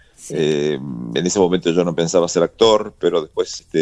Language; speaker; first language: Spanish; native; Spanish